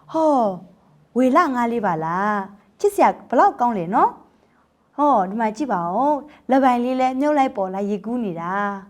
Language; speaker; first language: Burmese; native; Burmese